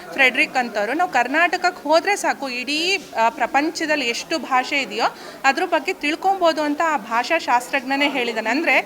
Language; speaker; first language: Kannada; native; Kannada